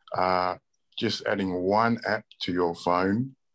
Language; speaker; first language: English; native; English